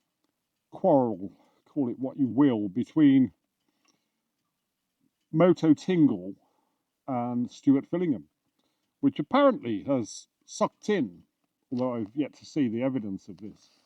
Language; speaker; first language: English; native; English